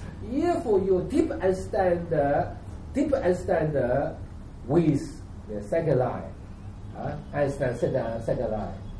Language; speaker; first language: English; non-native, learner; Chinese